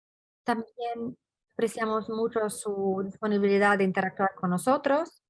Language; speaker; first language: Spanish; non-native, fluent; English